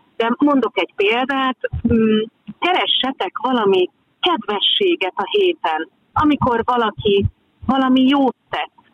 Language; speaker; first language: Hungarian; native; Hungarian